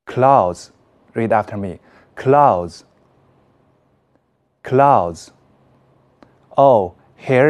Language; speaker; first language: English; non-native, fluent; Chinese